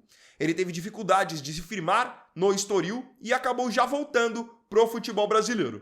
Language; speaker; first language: Portuguese; native; Portuguese